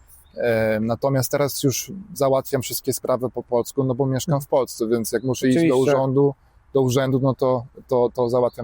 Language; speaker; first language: Polish; early bilingual, heritage; German